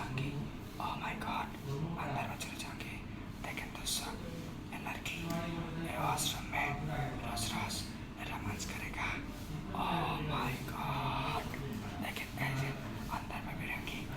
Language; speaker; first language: Hindi; non-native, learner; Bangla